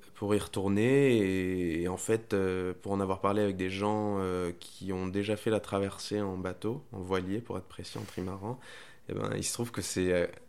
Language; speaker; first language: French; non-native, fluent; Spanish